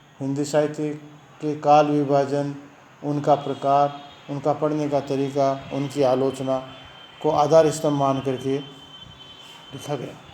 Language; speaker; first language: Hindi; native; Hindi